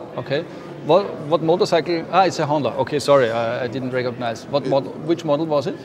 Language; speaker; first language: English; non-native, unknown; German